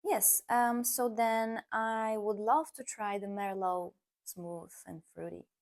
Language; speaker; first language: English; non-native, fluent; Bulgarian